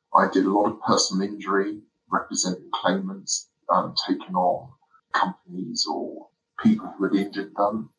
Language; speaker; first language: English; native; English